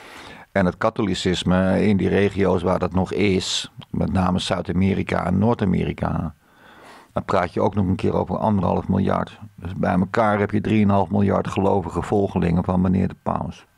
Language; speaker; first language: Dutch; native; Dutch